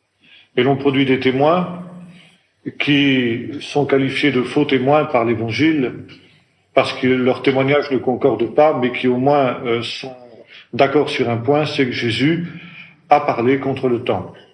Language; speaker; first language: French; native; French